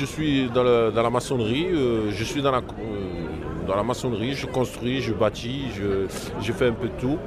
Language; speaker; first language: French; native; French